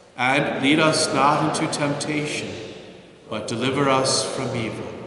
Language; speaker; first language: English; native; English